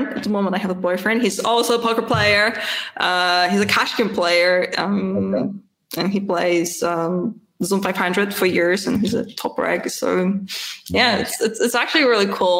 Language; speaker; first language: English; non-native, fluent; Polish